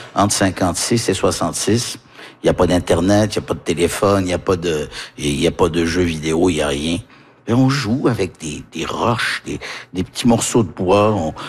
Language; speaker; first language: French; early bilingual, heritage; French